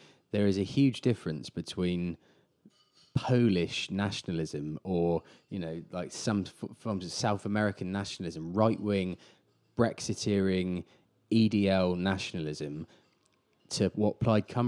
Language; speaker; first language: English; native; English